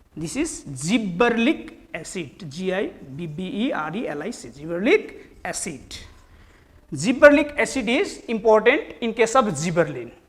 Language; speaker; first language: English; non-native, local second language; Nepali